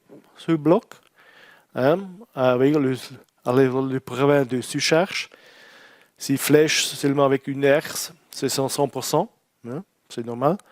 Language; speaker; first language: French; non-native, learner; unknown